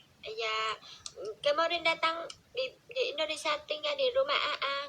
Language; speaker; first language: Indonesian; non-native, learner; Vietnamese